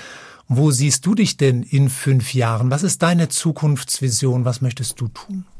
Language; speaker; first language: German; native; German